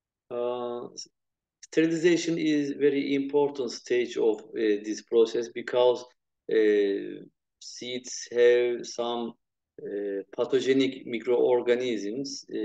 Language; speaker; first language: English; non-native, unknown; Turkish